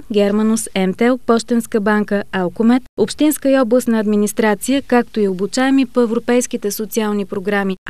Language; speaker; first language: Bulgarian; native; Bulgarian